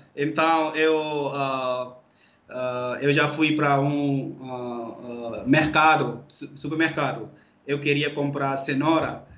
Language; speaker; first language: Portuguese; non-native, learner; Urdu